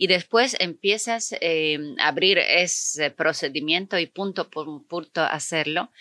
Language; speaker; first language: Spanish; non-native, fluent; Polish